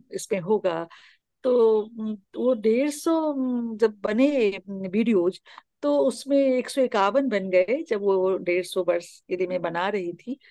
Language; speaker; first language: Hindi; native; Hindi